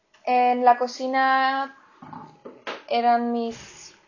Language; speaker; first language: Spanish; non-native, learner; German